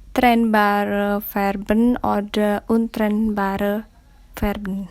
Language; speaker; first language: German; non-native, fluent; Indonesian